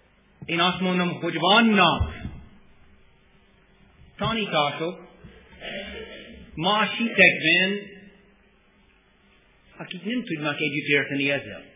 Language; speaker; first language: Hungarian; non-native, fluent; English